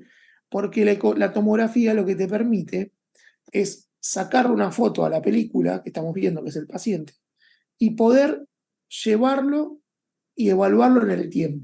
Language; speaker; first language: Spanish; native; Spanish